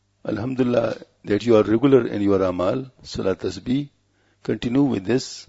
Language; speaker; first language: English; non-native, local second language; Pashto